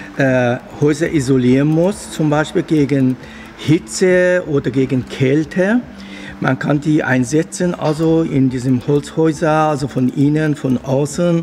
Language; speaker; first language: German; non-native, fluent; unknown